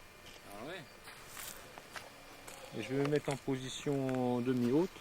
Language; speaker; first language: French; native; French